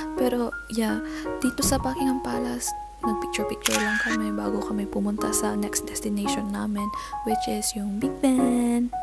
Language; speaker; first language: Filipino; non-native, local second language; Iloko